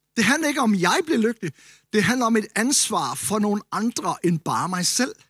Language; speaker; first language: Danish; native; Danish